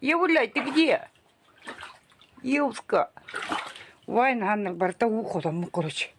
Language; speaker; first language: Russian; non-native, local second language; Yakut